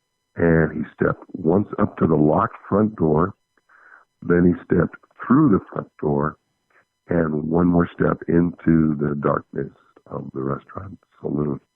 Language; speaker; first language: English; native; English